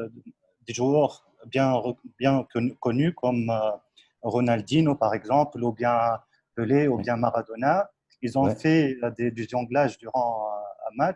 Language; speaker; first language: French; non-native, local second language; Arabic